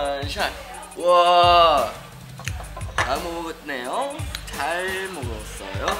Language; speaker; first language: Korean; non-native, fluent; English